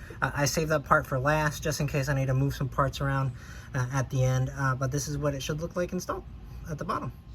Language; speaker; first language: English; native; English